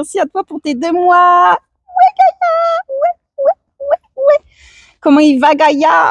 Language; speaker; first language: French; native; French